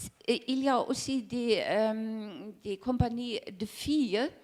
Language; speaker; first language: French; non-native, learner; German